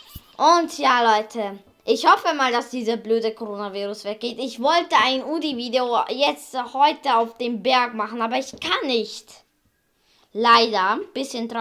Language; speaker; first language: German; early bilingual, other home language; Hungarian